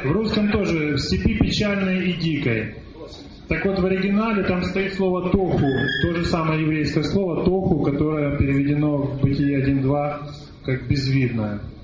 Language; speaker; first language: Russian; native; Russian